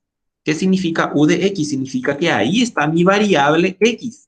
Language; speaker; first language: Spanish; native; Spanish